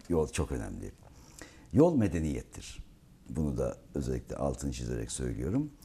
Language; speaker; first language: Turkish; native; Turkish